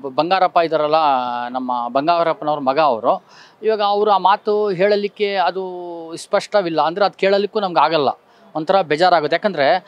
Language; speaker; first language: Kannada; non-native, local second language; Urdu